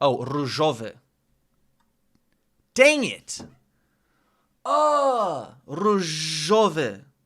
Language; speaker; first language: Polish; non-native, learner; English